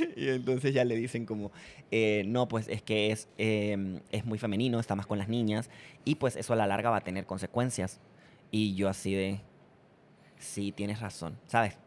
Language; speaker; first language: Spanish; native; Spanish